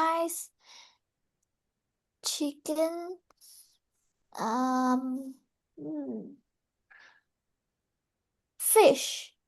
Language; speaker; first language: English; non-native, learner; Vietnamese